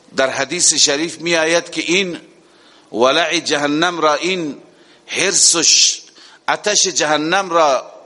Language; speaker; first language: Persian; native; Persian